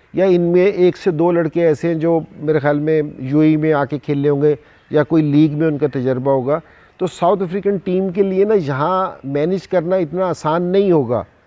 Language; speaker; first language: Urdu; non-native, local second language; Punjabi